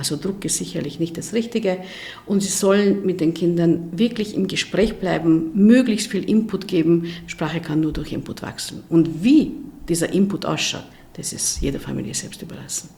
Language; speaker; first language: German; non-native, fluent; Hungarian